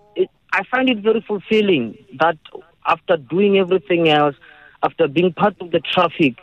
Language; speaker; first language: English; non-native, local second language; Northern Sotho